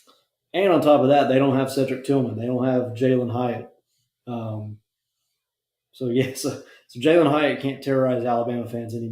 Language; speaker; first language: English; native; English